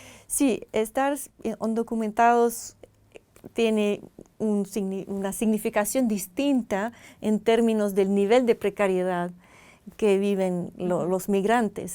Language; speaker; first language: Spanish; non-native, fluent; French